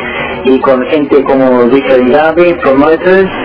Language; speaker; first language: Spanish; early bilingual, heritage; Spanish